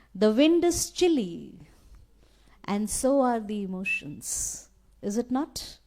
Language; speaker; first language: English; non-native, local second language; Hindi